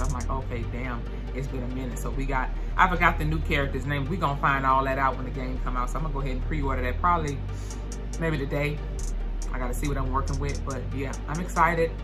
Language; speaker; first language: English; native; English